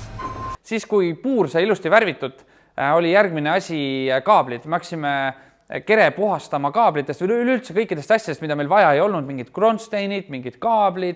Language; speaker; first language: Estonian; native; Estonian